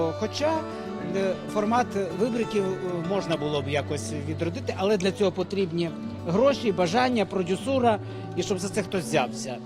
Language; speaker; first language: Ukrainian; native; Ukrainian